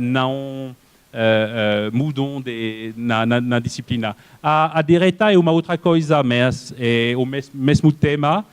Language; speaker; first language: Portuguese; non-native, fluent; French